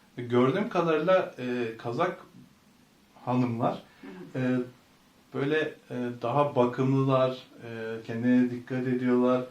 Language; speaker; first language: Turkish; native; Turkish